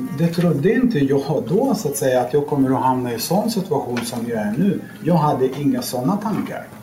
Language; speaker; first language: Swedish; non-native, learner; Lithuanian